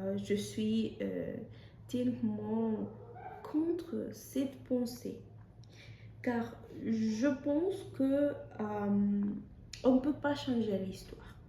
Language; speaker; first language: French; non-native, fluent; Spanish